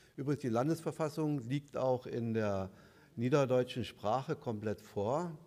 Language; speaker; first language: German; native; German